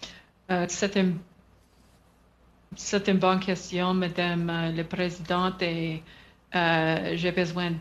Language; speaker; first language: French; non-native, learner; English